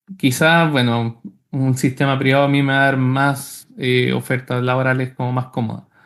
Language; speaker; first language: Spanish; native; Spanish